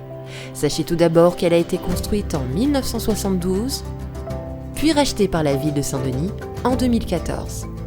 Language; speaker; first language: French; native; French